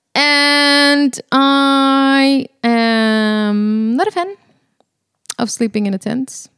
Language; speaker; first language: English; non-native, fluent; Spanish